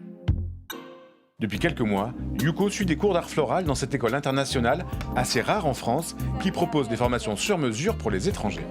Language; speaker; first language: French; native; French